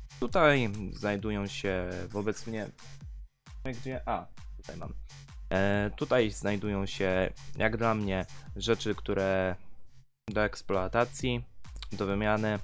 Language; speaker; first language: Polish; native; Polish